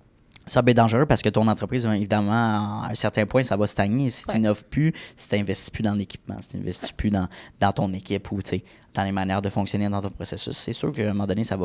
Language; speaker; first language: French; native; French